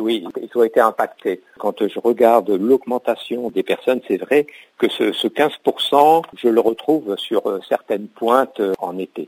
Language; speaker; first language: French; native; French